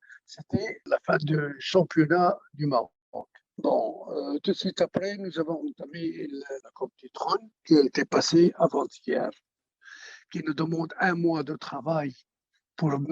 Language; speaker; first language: French; non-native, local second language; Arabic